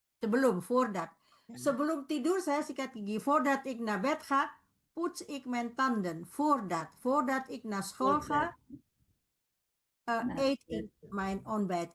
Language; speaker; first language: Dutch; non-native, fluent; Indonesian